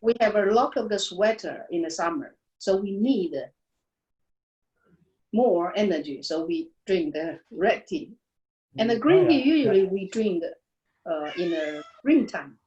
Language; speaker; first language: English; non-native, learner; Chinese